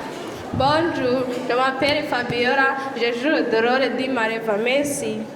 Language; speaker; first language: French; non-native, learner; Kinyarwanda